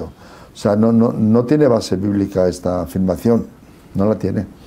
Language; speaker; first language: Spanish; native; Spanish